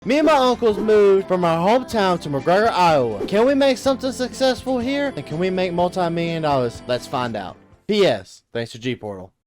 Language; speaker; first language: English; native; English